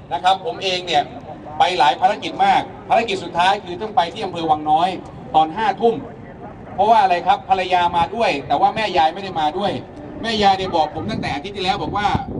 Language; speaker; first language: Thai; native; Thai